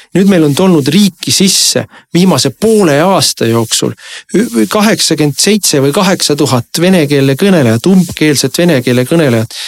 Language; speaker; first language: Estonian; native; Estonian